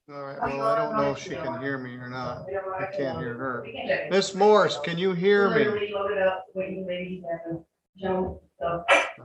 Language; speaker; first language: English; native; English